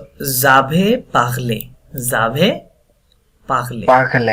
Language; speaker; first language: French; non-native, learner; Bangla